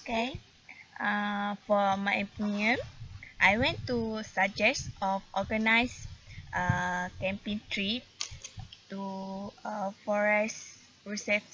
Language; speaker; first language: English; non-native, learner; Malay